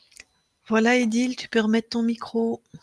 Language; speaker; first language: French; native; French